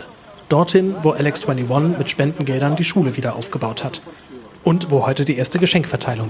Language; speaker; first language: German; native; German